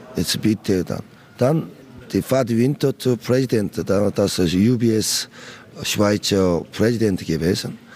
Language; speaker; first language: German; non-native, learner; Korean